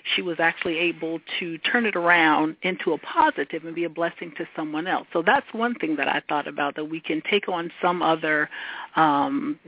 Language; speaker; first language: English; native; English